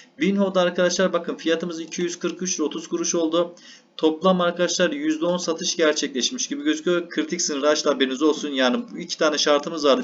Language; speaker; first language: Turkish; native; Turkish